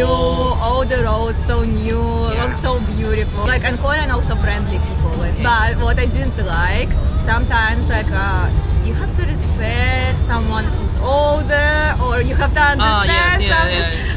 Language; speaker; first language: English; non-native, learner; Russian